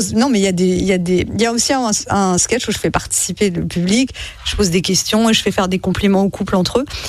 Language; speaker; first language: French; native; French